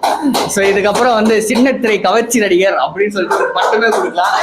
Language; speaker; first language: Tamil; native; Tamil